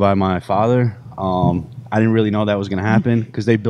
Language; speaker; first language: English; native; English